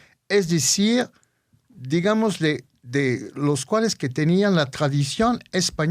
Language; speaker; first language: Spanish; early bilingual, heritage; Ladino